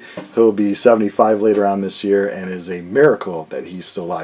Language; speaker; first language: English; native; English